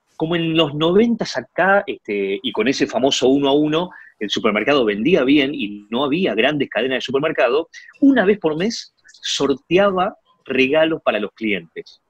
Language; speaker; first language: Spanish; early bilingual, other home language; Chinese